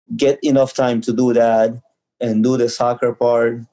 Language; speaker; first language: English; early bilingual, other home language; Spanish